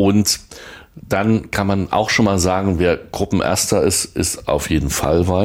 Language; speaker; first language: German; native; German